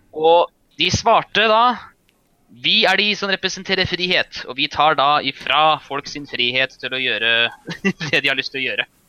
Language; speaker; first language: Norwegian; native; Norwegian